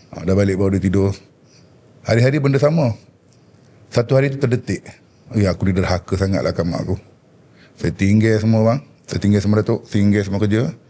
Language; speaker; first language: Malay; non-native, local second language; Tamil